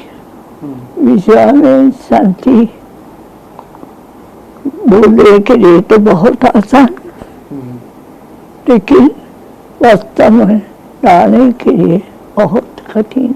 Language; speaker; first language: Hindi; non-native, fluent; Japanese